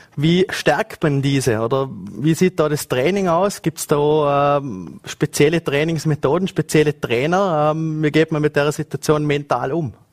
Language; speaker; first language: German; native; German